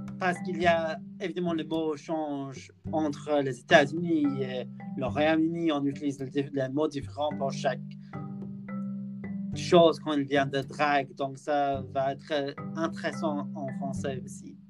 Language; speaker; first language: French; non-native, learner; English